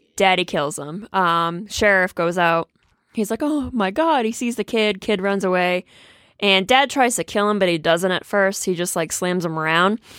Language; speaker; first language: English; native; English